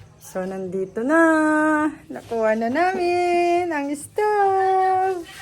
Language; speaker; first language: Filipino; non-native, local second language; Iloko